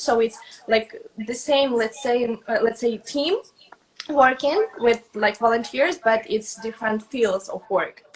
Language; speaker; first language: English; non-native, fluent; Russian